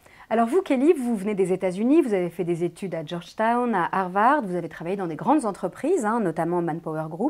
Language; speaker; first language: French; native; French